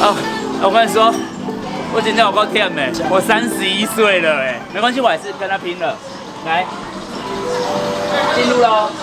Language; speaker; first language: Chinese; native; Chinese